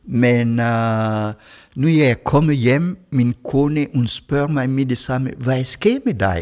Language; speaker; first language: Danish; non-native, fluent; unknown